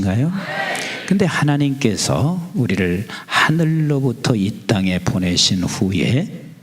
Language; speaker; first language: Korean; native; Korean